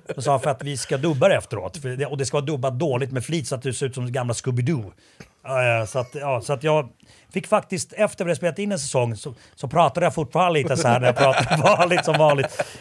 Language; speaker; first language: Swedish; native; Swedish